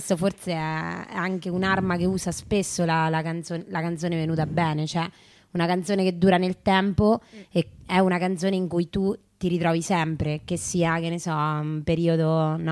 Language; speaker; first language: Italian; native; Italian